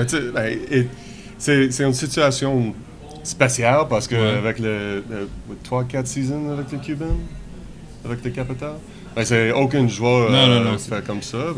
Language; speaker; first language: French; non-native, learner; English